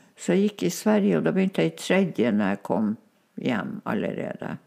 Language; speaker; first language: Norwegian; non-native, local second language; Northern Sami